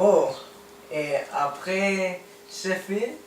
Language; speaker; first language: French; non-native, learner; Spanish